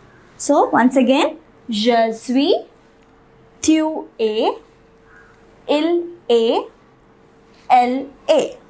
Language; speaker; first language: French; non-native, fluent; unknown